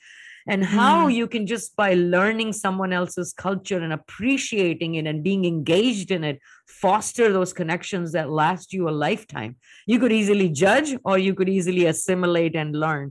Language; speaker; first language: English; non-native, local second language; Hindi